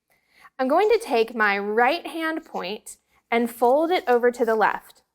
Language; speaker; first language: English; native; English